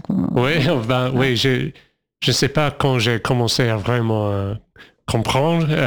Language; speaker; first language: French; non-native, fluent; English